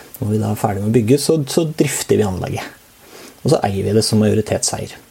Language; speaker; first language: Norwegian; native; Norwegian